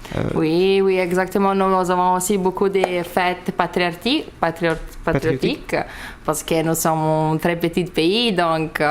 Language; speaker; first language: French; non-native, learner; Lithuanian